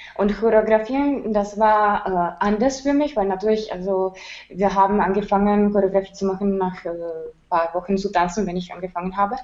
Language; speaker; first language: German; non-native, fluent; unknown